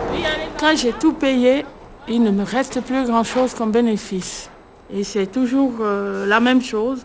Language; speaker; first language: French; non-native, local second language; Lingala